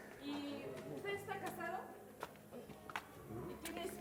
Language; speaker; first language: Spanish; non-native, learner; Mongolian